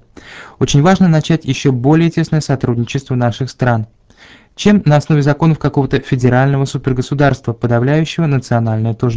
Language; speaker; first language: Russian; native; Russian